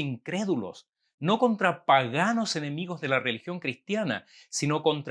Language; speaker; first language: Spanish; native; Spanish